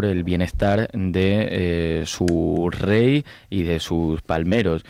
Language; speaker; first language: Spanish; native; Spanish